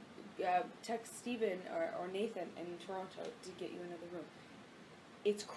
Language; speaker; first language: English; native; English